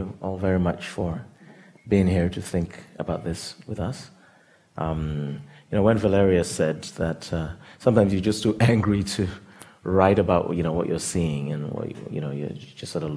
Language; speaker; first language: English; non-native, local second language; Yoruba